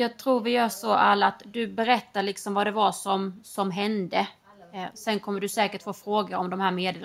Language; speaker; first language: Swedish; native; Swedish